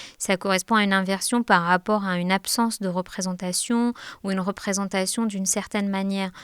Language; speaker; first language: French; non-native, local second language; Arabic